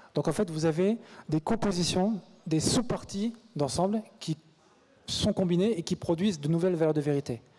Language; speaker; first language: French; native; French